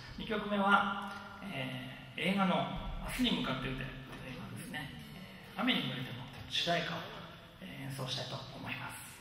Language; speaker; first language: Japanese; native; Japanese